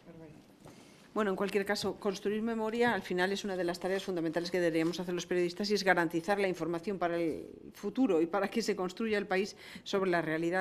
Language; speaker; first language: Spanish; native; Spanish